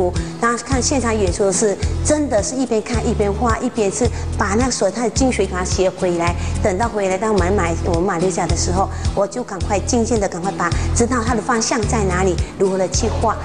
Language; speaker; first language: Chinese; native; Chinese